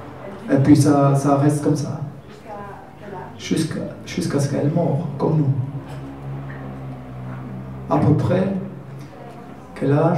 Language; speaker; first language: French; non-native, learner; German